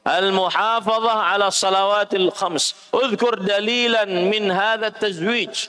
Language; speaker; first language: Arabic; non-native, fluent; Indonesian